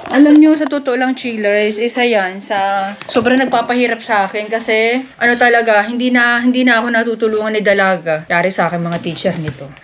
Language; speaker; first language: Filipino; native; Filipino